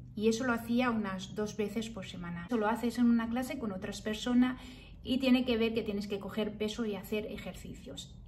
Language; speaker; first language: Spanish; early bilingual, heritage; Spanish